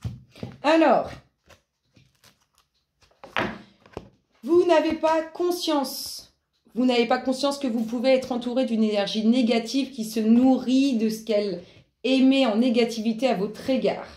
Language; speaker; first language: French; native; French